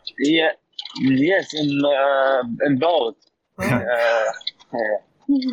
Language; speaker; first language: English; non-native, learner; German